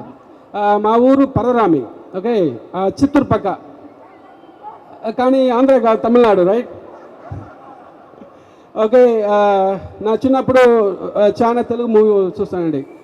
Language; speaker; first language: Telugu; non-native, learner; Tamil